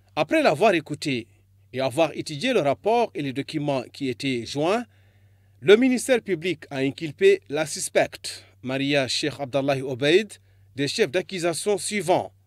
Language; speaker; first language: French; non-native, local second language; Arabic